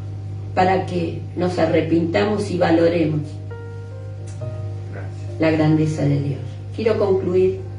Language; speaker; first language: Spanish; native; Spanish